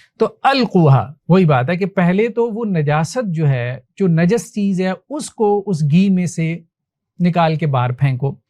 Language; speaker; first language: Urdu; non-native, local second language; Punjabi